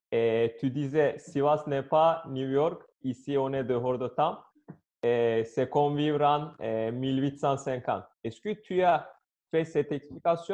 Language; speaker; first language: French; non-native, learner; Turkish